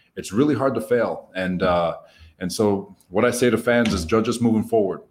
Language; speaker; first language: English; native; English